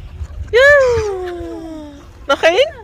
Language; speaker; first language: Dutch; non-native, fluent; Cebuano